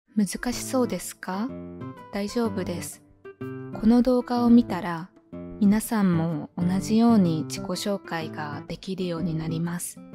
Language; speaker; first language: Japanese; native; Japanese